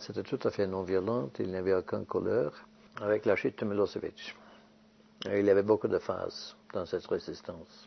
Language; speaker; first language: French; non-native, fluent; Norwegian